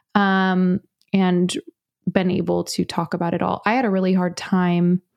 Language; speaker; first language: English; native; English